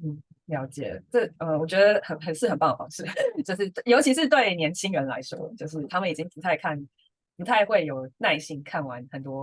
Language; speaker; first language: Chinese; native; Chinese